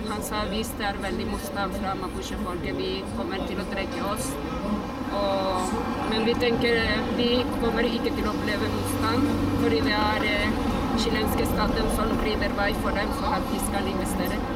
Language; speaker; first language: Norwegian; non-native, fluent; Spanish